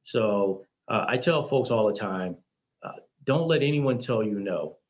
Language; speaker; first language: English; native; English